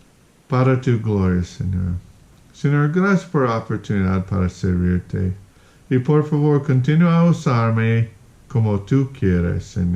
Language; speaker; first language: Spanish; non-native, fluent; English